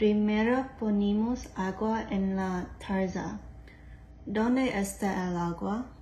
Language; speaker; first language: Spanish; non-native, learner; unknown